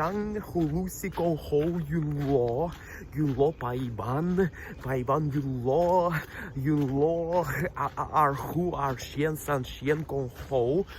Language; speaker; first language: Chinese; non-native, learner; Russian